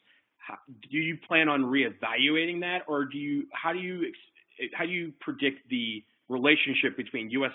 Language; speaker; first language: English; native; English